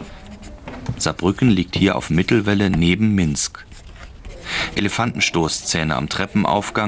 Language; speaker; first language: German; native; German